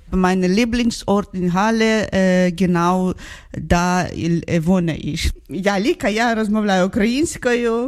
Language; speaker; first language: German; non-native, learner; Ukrainian